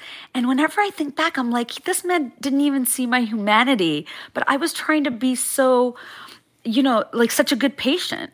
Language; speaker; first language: English; non-native, local second language; Bangla